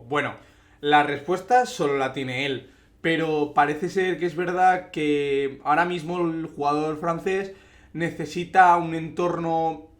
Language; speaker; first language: Spanish; native; Spanish